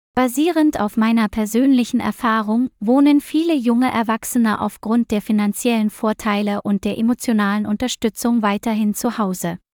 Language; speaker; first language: German; non-native, fluent; Vietnamese